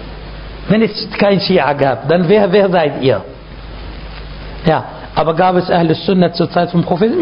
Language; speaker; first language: German; non-native, fluent; Arabic